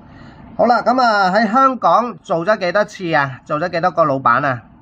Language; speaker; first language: Cantonese; native; Cantonese